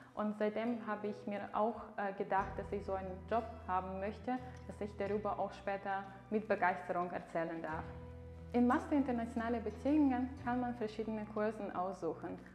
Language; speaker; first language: German; non-native, fluent; Ukrainian